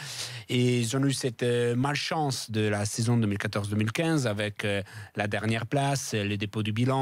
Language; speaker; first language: French; non-native, fluent; Italian